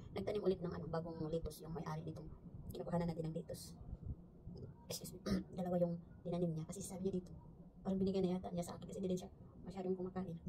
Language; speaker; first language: Filipino; non-native, local second language; Cebuano